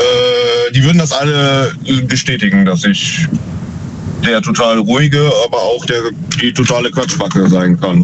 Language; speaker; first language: German; native; German